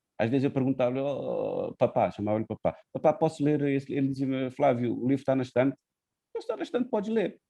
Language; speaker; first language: Portuguese; non-native, local second language; Kabuverdianu